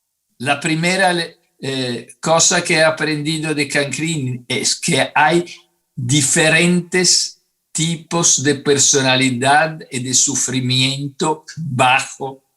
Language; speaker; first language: Spanish; non-native, fluent; Italian